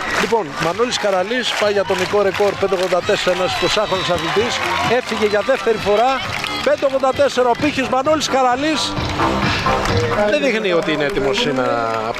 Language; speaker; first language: Greek; native; Greek